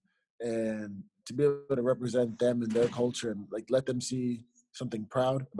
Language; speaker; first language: English; native; English